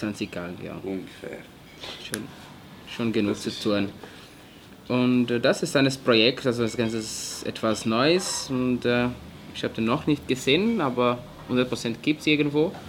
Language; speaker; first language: German; non-native, fluent; Portuguese